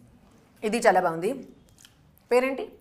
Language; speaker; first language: Telugu; non-native, local second language; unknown